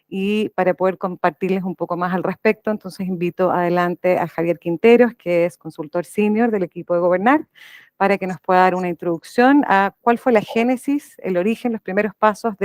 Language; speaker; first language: Spanish; native; Spanish